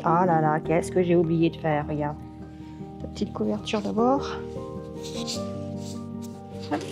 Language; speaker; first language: French; native; French